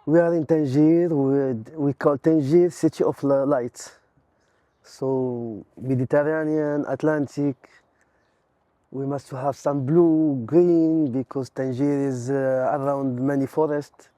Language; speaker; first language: English; non-native, learner; Arabic